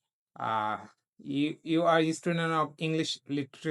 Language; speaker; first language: English; non-native, learner; Bangla